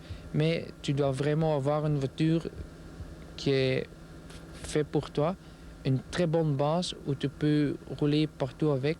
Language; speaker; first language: French; non-native, local second language; Dutch